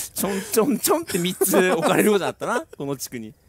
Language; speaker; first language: Japanese; native; Japanese